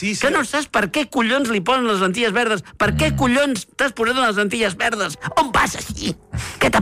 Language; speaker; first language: Catalan; native; Catalan